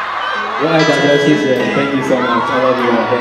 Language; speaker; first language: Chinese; non-native, fluent; Japanese